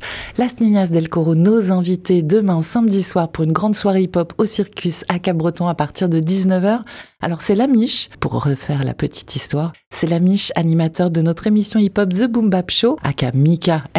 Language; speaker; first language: French; native; French